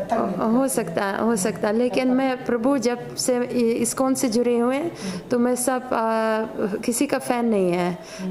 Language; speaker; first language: Hindi; non-native, fluent; Ukrainian